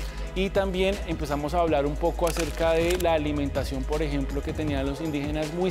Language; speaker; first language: Spanish; native; Spanish